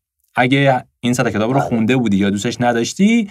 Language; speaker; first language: Persian; native; Persian